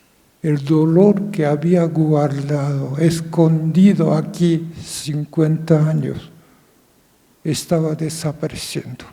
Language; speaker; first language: Spanish; non-native, fluent; Japanese